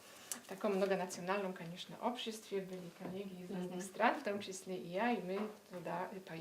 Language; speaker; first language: Russian; non-native, fluent; Polish